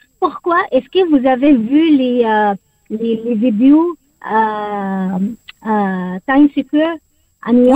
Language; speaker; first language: French; non-native, learner; Arabic